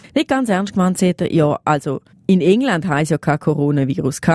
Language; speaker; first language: German; native; German